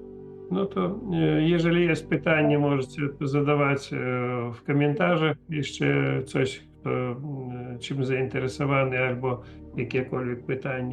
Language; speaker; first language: Polish; non-native, learner; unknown